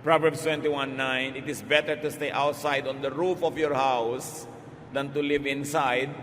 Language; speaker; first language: English; non-native, local second language; Filipino